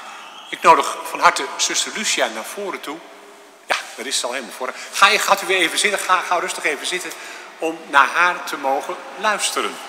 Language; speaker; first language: Dutch; native; Dutch